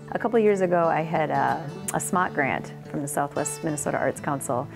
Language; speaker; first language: English; native; English